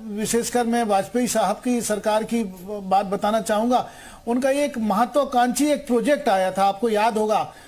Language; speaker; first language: Hindi; native; Hindi